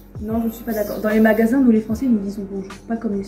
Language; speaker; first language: French; native; French